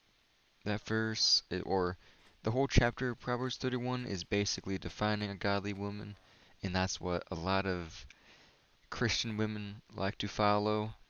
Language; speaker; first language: English; native; English